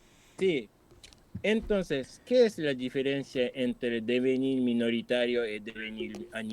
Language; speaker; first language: Spanish; non-native, fluent; Japanese